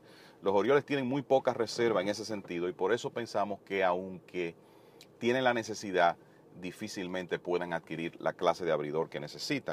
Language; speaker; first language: Spanish; native; Spanish